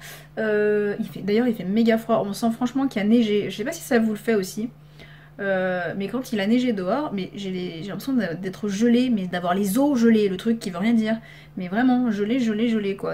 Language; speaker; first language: French; native; French